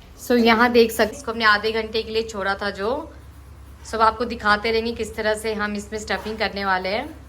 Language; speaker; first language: Hindi; native; Hindi